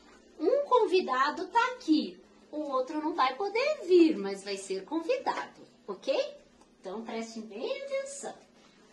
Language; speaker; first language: Portuguese; native; Portuguese